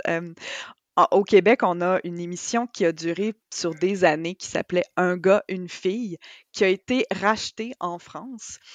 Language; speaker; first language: French; native; French